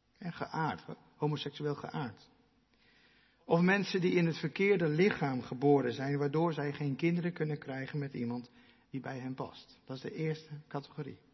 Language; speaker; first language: Dutch; non-native, local second language; Western Frisian